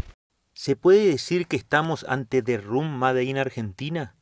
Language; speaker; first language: Spanish; native; Spanish